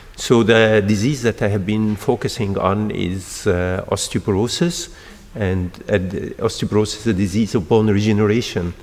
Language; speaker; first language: English; non-native, fluent; Arabic